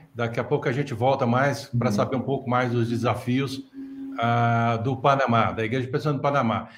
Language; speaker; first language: Portuguese; native; Portuguese